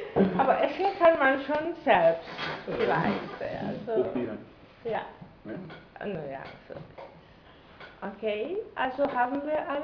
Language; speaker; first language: German; non-native, fluent; Czech